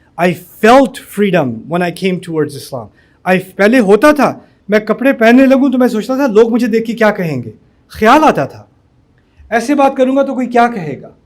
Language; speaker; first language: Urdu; native; Urdu